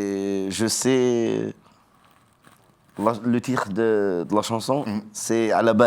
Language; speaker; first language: French; non-native, learner; Arabic